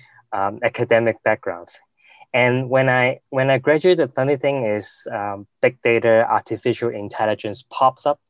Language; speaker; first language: English; non-native, local second language; Cantonese